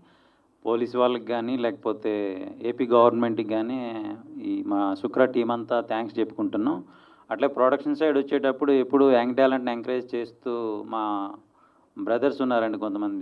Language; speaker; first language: Telugu; native; Telugu